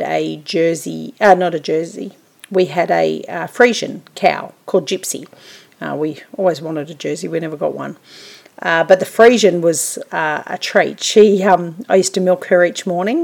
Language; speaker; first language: English; native; English